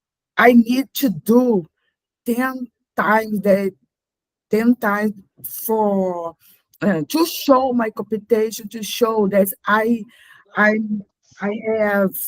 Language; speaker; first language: English; non-native, learner; Portuguese